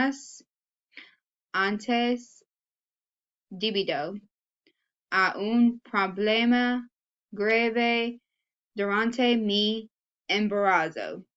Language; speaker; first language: Spanish; non-native, learner; English